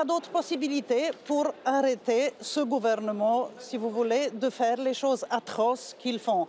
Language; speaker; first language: French; non-native, fluent; Polish